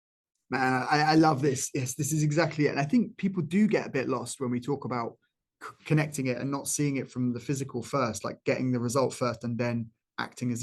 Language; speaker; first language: English; native; English